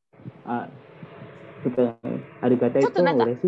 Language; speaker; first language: Japanese; non-native, learner; Indonesian